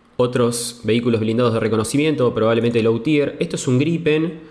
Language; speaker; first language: Spanish; native; Spanish